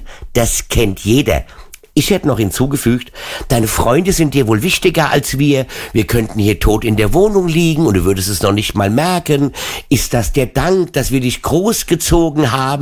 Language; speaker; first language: German; native; German